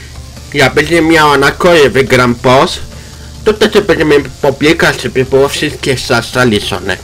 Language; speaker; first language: Polish; non-native, learner; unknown